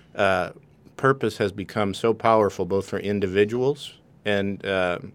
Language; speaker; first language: English; native; English